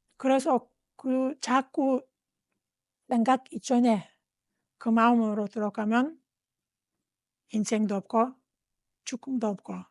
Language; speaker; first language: Korean; non-native, fluent; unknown